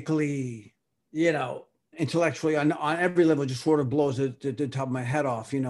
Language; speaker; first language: English; early bilingual, other home language; Spanish